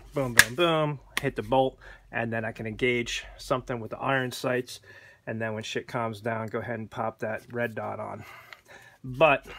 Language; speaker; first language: English; native; English